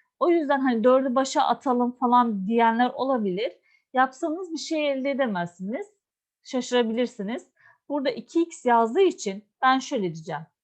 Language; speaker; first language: Turkish; native; Turkish